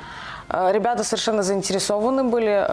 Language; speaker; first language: Russian; native; Russian